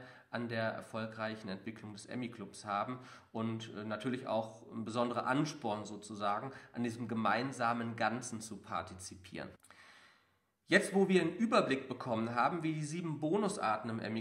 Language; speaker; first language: German; native; German